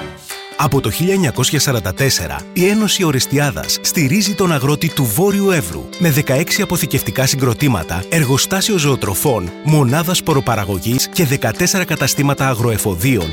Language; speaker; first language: Greek; native; Greek